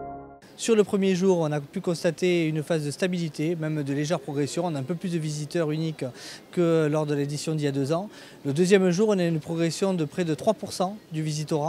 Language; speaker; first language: French; native; French